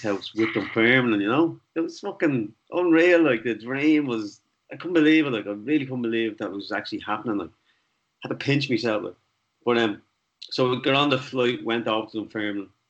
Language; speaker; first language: English; native; English